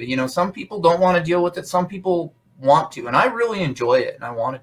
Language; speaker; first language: English; native; English